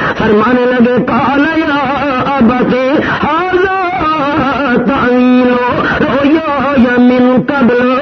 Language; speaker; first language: Urdu; non-native, local second language; Saraiki